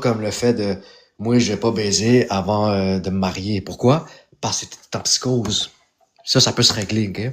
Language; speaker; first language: French; native; French